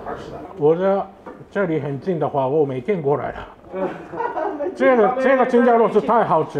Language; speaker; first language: Chinese; non-native, fluent; Japanese